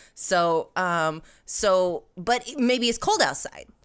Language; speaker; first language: English; non-native, fluent; Russian